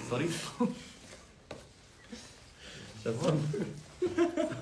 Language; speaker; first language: Korean; non-native, learner; Chinese